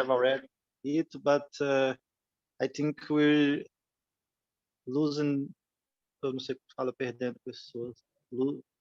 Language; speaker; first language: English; non-native, learner; Portuguese